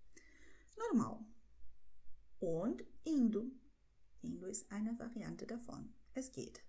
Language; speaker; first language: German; non-native, fluent; Portuguese